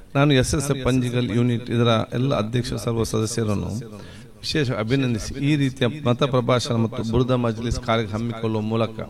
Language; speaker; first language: Kannada; non-native, local second language; Badaga